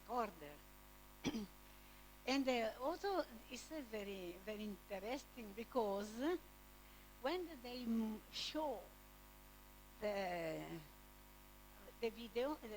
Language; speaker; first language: English; non-native, learner; Italian